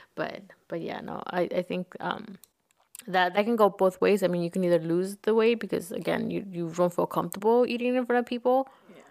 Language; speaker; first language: English; early bilingual, other home language; Spanish